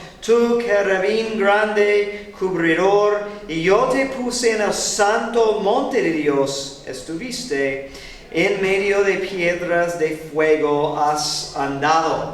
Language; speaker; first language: Spanish; non-native, fluent; English